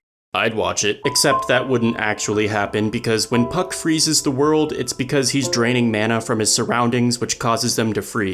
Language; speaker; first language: English; native; English